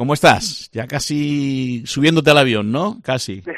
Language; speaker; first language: Spanish; native; Spanish